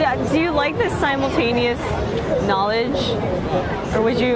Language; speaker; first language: English; early bilingual, other home language; Chinese